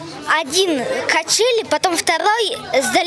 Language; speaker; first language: Russian; non-native, local second language; Kyrgyz